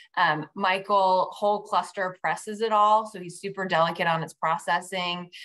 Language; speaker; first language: English; native; English